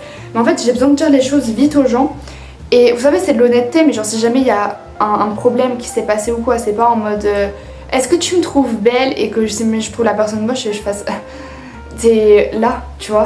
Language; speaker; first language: French; native; French